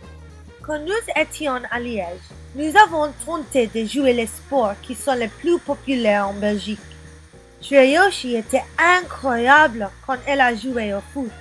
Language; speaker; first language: French; non-native, learner; English